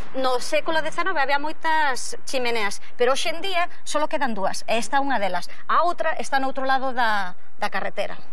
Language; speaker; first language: Galician; native; Galician